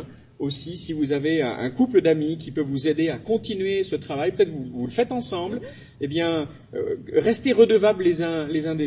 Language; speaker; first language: French; native; French